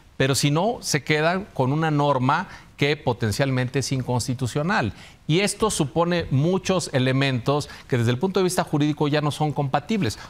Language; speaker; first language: Spanish; native; Spanish